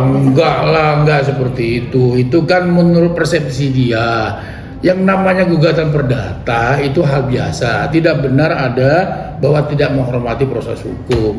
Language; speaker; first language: Indonesian; native; Indonesian